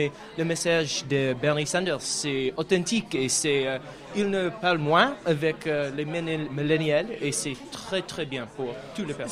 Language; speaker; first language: French; non-native, learner; English